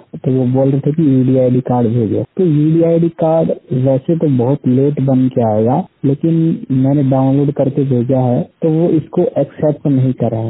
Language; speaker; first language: Hindi; native; Hindi